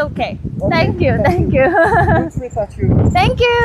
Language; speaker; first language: English; non-native, fluent; Korean